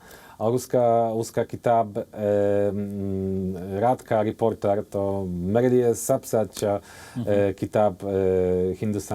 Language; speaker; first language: Hindi; non-native, fluent; Polish